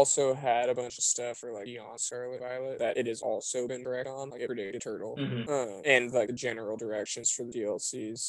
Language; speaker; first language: English; native; English